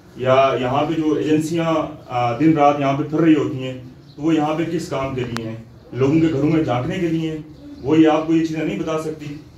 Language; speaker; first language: Urdu; non-native, local second language; Punjabi